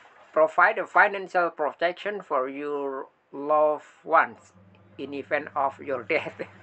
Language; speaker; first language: English; non-native, learner; Indonesian